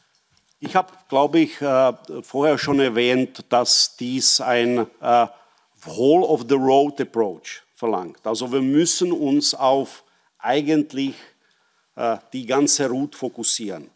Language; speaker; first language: German; non-native, fluent; Czech